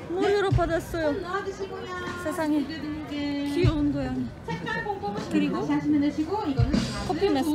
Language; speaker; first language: Korean; non-native, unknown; Polish